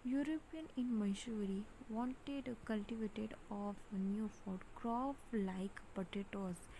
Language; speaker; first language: English; non-native, local second language; Gujarati